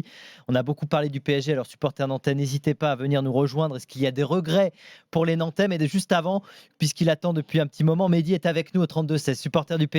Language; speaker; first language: French; native; French